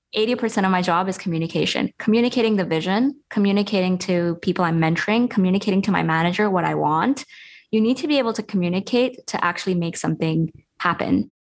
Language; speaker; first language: English; early bilingual, other home language; Urdu